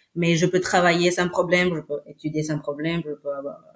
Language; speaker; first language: French; non-native, fluent; Spanish